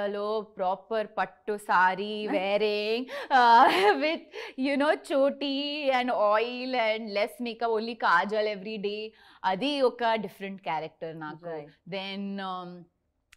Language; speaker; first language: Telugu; non-native, learner; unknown